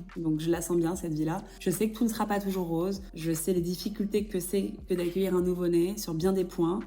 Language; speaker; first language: French; native; French